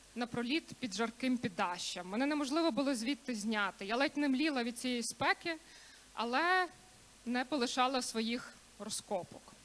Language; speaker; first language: Ukrainian; native; Ukrainian